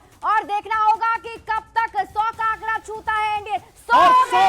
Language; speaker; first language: Hindi; native; Hindi